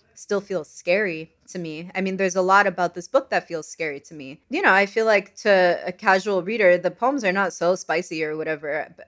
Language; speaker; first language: English; non-native, fluent; Arabic